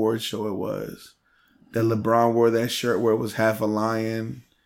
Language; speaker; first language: English; early bilingual, other home language; Spanish